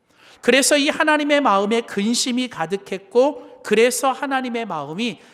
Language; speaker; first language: Korean; native; Korean